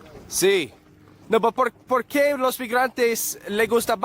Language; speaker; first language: Spanish; non-native, learner; English